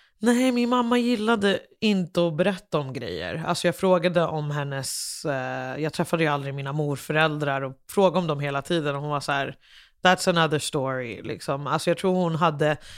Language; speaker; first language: Swedish; early bilingual, other home language; English